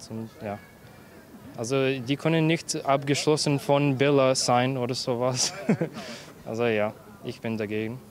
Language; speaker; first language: German; non-native, fluent; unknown